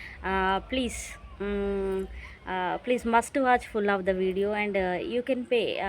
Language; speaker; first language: English; non-native, local second language; Telugu